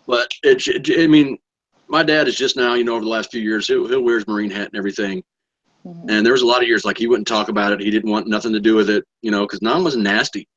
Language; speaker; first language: English; native; English